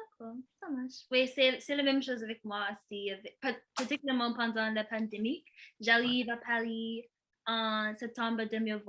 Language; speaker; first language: French; non-native, learner; English